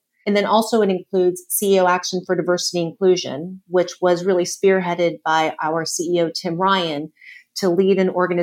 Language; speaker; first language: English; native; English